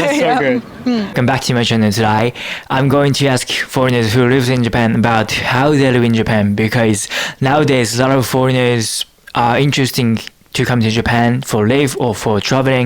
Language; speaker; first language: English; non-native, learner; Japanese